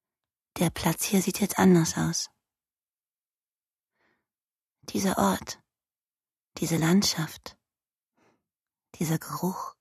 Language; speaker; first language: German; native; German